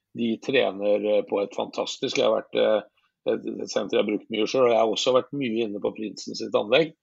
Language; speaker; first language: Norwegian; native; Norwegian